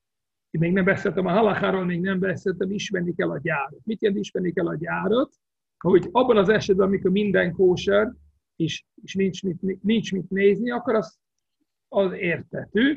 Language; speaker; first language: Hungarian; non-native, fluent; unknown